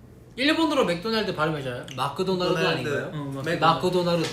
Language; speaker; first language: Korean; native; Korean